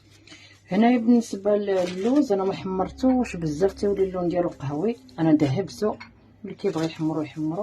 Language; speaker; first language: Arabic; native; Arabic